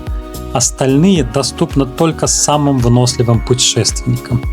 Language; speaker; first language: Russian; native; Russian